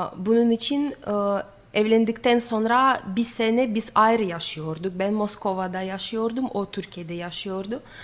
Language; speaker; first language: Turkish; non-native, fluent; Russian